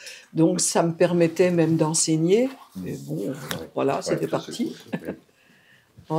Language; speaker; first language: French; native; French